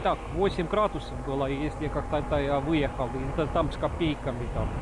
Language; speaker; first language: Russian; non-native, local second language; Estonian